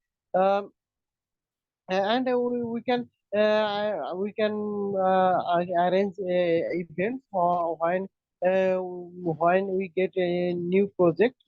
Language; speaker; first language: English; non-native, learner; Bangla